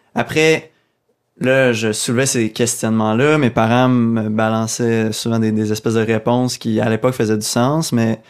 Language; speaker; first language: French; native; French